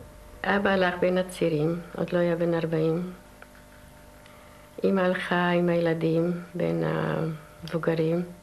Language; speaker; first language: Hebrew; non-native, fluent; Yiddish